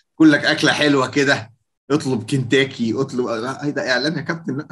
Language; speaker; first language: Arabic; native; Arabic